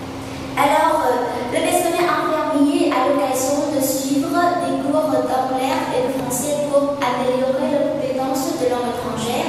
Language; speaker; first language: French; non-native, fluent; Vietnamese